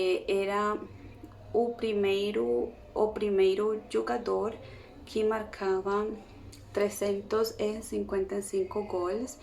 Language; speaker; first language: Portuguese; non-native, learner; Spanish